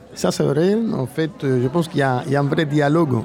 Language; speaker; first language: French; non-native, fluent; Spanish